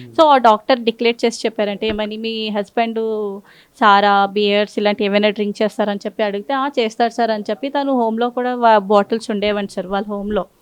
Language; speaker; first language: Telugu; non-native, local second language; Urdu